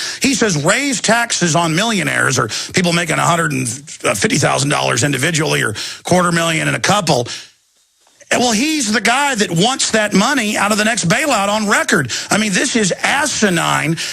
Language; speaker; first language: English; native; English